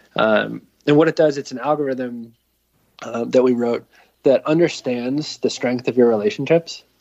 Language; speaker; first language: English; native; English